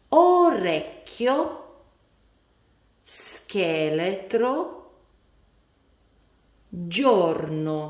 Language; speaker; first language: Italian; non-native, fluent; Latvian